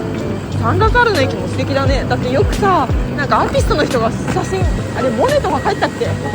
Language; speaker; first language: Japanese; native; Japanese